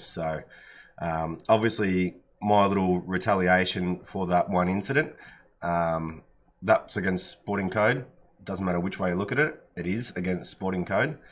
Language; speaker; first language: English; native; English